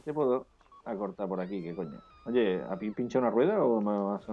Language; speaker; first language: Spanish; native; Spanish